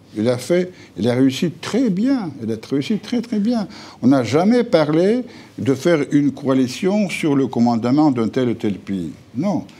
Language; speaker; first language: French; non-native, fluent; Russian